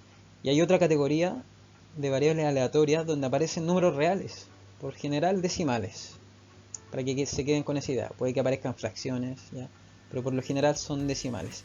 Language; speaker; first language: Spanish; native; Spanish